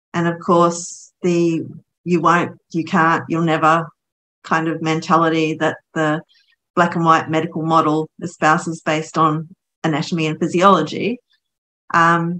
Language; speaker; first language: English; native; English